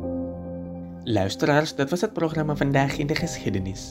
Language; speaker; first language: Dutch; non-native, fluent; Indonesian